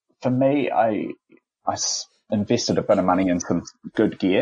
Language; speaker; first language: English; native; English